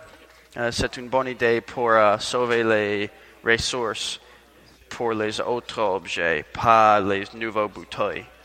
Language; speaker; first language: French; non-native, learner; English